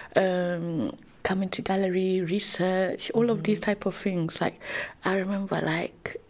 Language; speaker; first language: English; native; English